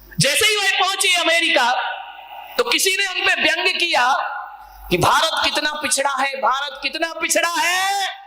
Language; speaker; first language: Hindi; native; Hindi